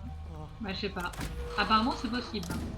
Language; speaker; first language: French; native; French